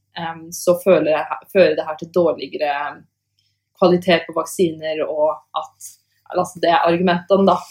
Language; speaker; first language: Norwegian; native; Norwegian